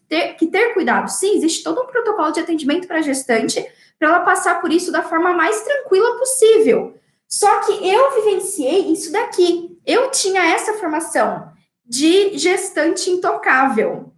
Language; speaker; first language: Portuguese; native; Portuguese